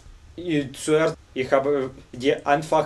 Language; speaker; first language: German; non-native, fluent; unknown